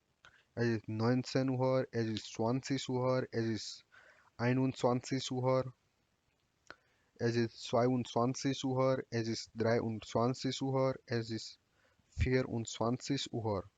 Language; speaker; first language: German; non-native, learner; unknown